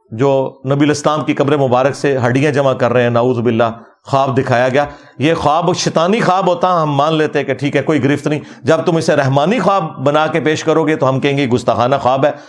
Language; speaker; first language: Urdu; non-native, local second language; Punjabi